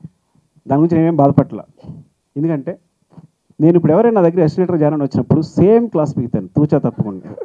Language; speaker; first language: Telugu; native; Telugu